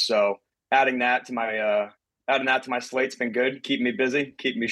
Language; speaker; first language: English; native; English